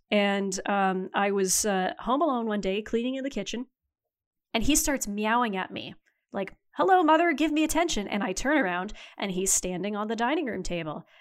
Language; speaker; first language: English; native; English